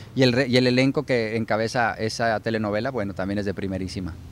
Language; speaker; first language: Spanish; native; Spanish